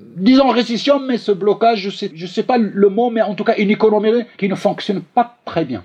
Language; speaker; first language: French; non-native, local second language; Arabic